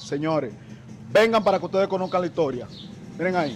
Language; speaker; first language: Spanish; native; Spanish